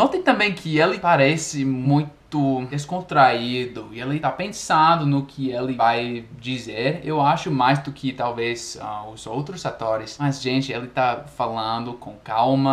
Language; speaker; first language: Portuguese; non-native, fluent; English